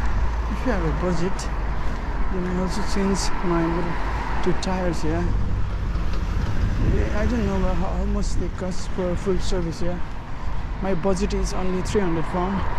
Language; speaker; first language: English; non-native, learner; Nepali